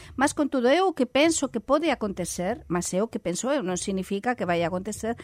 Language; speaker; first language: Portuguese; non-native, fluent; Spanish